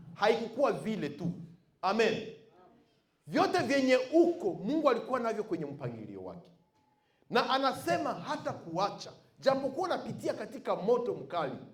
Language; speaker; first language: Swahili; non-native, local second language; Bembe